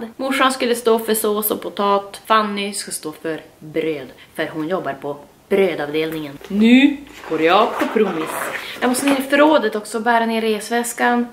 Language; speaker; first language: Swedish; native; Swedish